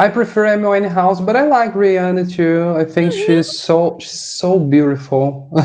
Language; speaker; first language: English; non-native, fluent; Portuguese